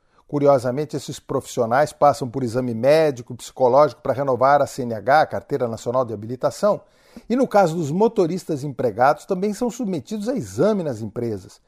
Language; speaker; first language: Portuguese; native; Portuguese